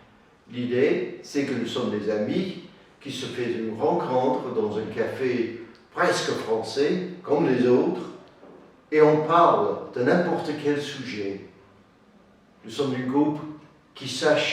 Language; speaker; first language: French; non-native, learner; English